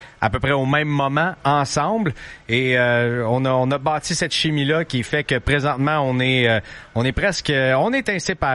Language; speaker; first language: French; native; French